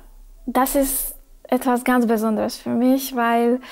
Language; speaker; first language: German; non-native, fluent; Georgian